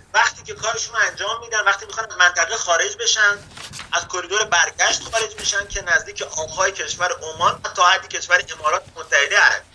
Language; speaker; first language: Persian; native; Persian